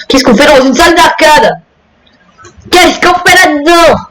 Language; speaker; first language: French; native; French